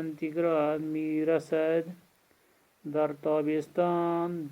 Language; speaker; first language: Persian; non-native, fluent; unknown